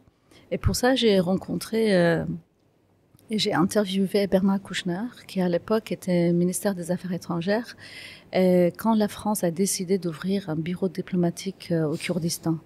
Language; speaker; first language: French; non-native, fluent; Kurdish